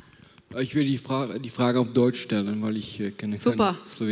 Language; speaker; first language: German; non-native, fluent; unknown